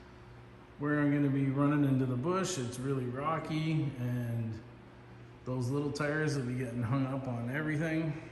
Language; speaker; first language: English; native; English